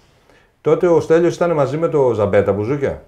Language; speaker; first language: Greek; native; Greek